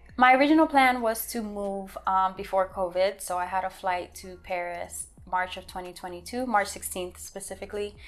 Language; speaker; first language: English; native; English